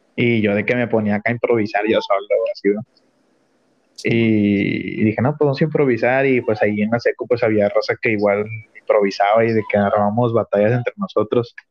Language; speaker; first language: Spanish; native; Spanish